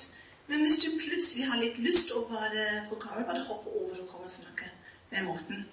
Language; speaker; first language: Norwegian; non-native, fluent; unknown